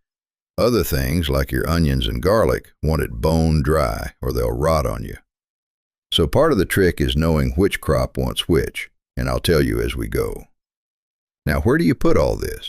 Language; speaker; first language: English; native; English